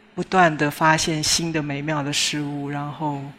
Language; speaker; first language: Chinese; native; Chinese